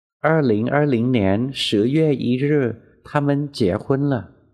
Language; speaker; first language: Chinese; non-native, fluent; Vietnamese